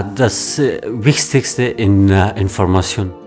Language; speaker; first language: German; non-native, learner; Persian